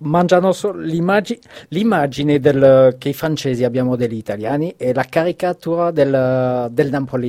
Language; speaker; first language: Italian; non-native, fluent; French